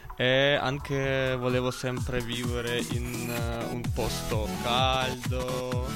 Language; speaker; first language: Italian; non-native, learner; Ukrainian